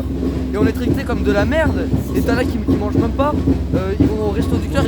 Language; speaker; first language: French; native; French